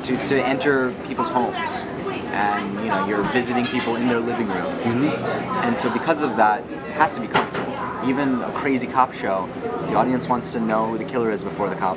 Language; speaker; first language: English; early bilingual, other home language; Hebrew